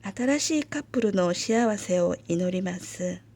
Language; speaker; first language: Japanese; non-native, learner; Korean